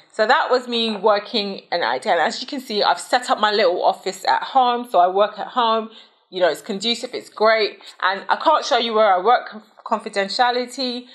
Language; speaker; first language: English; native; English